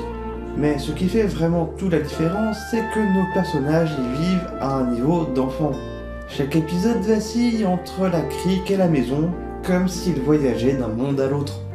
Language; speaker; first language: French; native; French